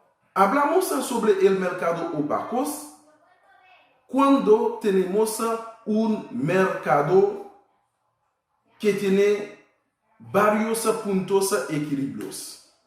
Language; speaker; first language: Spanish; non-native, fluent; Haitian Creole